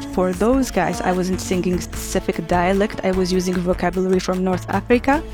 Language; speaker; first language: English; non-native, fluent; Arabic